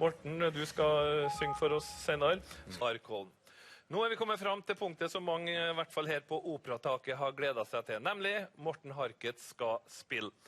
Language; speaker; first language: Norwegian; native; Norwegian